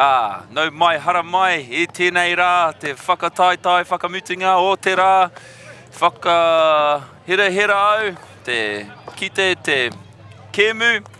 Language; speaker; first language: Māori; non-native, local second language; English